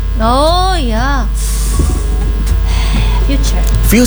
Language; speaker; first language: English; non-native, learner; Korean